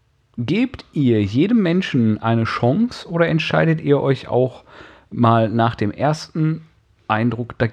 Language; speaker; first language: German; native; German